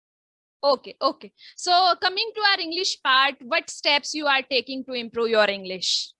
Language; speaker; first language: English; non-native, local second language; Hindi